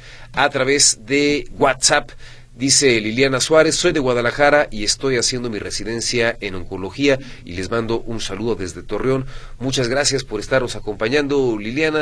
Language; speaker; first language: Spanish; native; Spanish